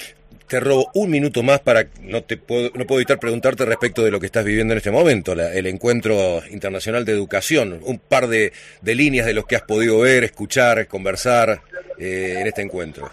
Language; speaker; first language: Spanish; native; Spanish